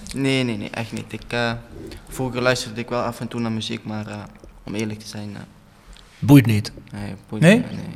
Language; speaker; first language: Dutch; native; Dutch